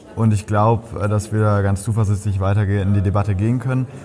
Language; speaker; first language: German; native; German